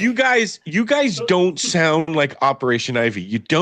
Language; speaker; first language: English; native; English